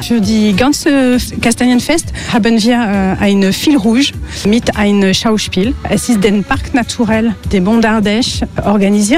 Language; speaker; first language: German; non-native, learner; French